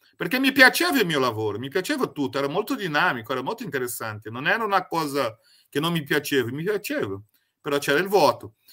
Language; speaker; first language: Italian; non-native, fluent; Portuguese